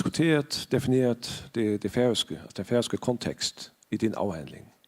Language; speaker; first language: Danish; non-native, fluent; Faroese